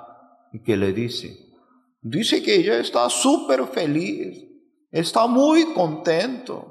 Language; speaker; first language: Spanish; non-native, fluent; Korean